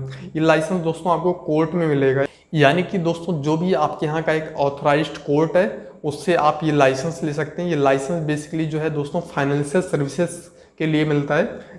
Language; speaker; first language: Hindi; native; Hindi